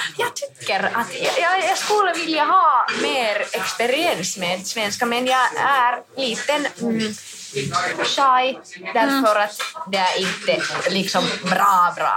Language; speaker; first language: Swedish; non-native, learner; Finnish